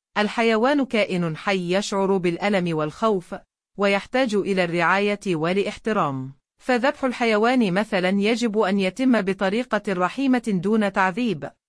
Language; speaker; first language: Arabic; non-native, learner; Uzbek